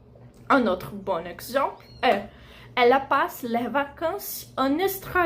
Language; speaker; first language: French; non-native, fluent; Portuguese